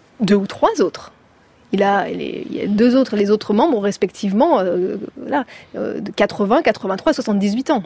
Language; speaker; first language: French; native; French